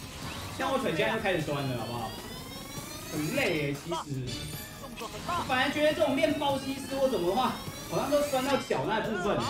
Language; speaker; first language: Chinese; native; Chinese